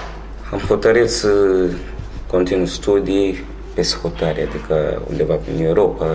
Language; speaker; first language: Romanian; non-native, fluent; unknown